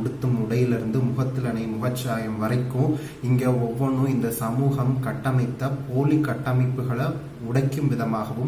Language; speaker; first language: Tamil; native; Tamil